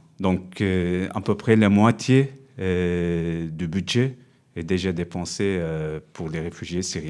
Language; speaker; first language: French; non-native, fluent; Turkish